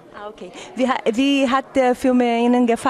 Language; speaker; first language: German; non-native, fluent; Portuguese